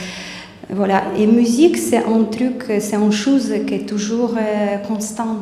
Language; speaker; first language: French; non-native, learner; Ukrainian